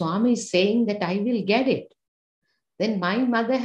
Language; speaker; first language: English; non-native, local second language; Tamil